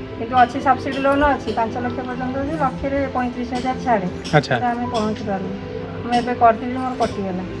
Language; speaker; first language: Odia; native; Odia